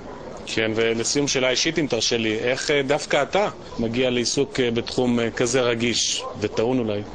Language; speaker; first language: Hebrew; native; Hebrew